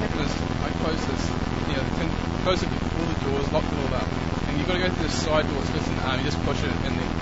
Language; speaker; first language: English; native; English